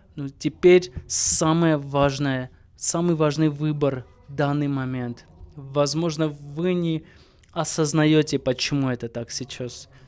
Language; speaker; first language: Russian; non-native, local second language; Armenian